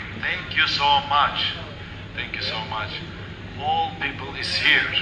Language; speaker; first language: English; non-native, learner; Turkish